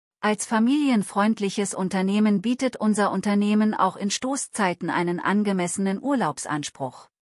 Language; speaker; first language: German; non-native, learner; Telugu